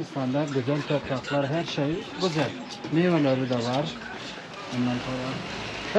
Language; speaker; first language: Turkish; non-native, learner; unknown